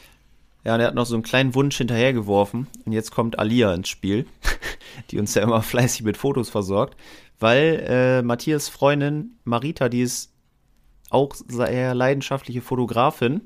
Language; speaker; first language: German; native; German